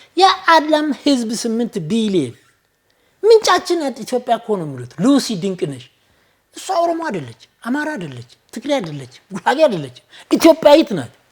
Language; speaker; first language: Amharic; non-native, local second language; Oromo